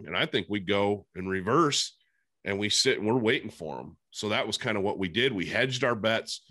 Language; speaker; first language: English; native; English